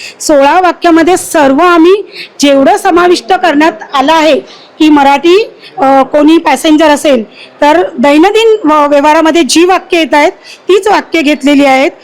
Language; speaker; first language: Marathi; native; Marathi